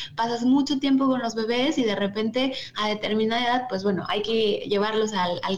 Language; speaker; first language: Spanish; native; Spanish